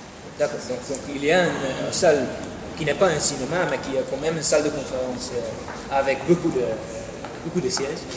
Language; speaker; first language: French; non-native, fluent; Dutch